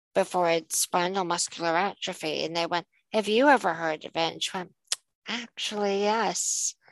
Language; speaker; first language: English; native; English